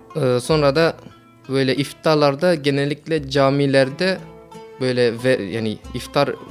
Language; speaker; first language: Turkish; non-native, fluent; Malay